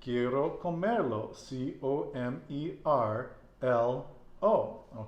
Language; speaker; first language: Spanish; non-native, learner; English